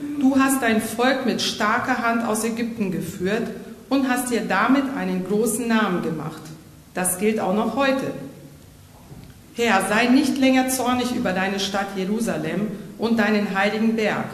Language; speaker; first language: German; native; German